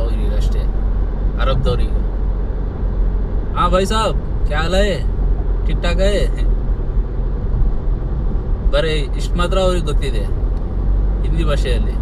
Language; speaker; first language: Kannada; non-native, local second language; Urdu